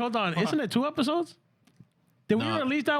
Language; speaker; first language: English; early bilingual, other home language; Spanish